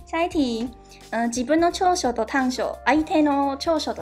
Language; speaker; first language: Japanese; non-native, fluent; Chinese